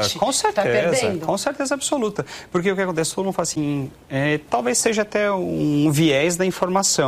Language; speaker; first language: Portuguese; native; Portuguese